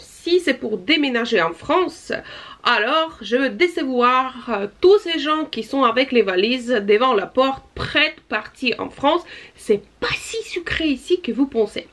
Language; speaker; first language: French; non-native, fluent; Russian